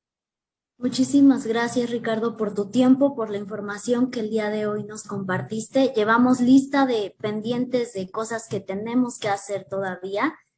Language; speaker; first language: Spanish; native; Spanish